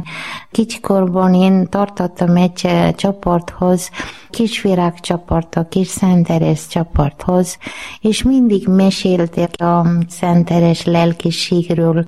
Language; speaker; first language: Hungarian; non-native, learner; Malayalam